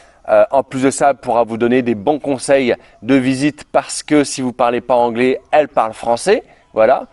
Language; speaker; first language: French; native; French